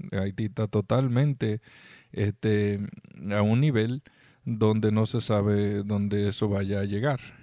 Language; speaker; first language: Spanish; native; Spanish